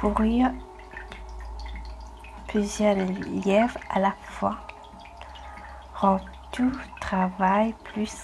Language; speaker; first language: French; non-native, fluent; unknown